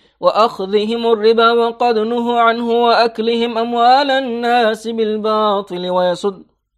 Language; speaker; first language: Arabic; non-native, fluent; Persian